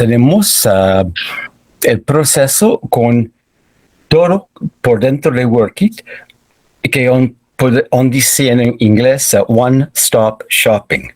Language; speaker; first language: Spanish; non-native, fluent; English